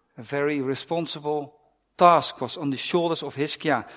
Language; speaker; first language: English; non-native, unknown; Dutch